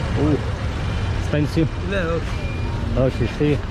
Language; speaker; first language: English; non-native, learner; Ukrainian